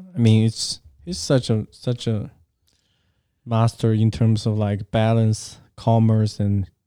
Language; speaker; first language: English; non-native, fluent; Chinese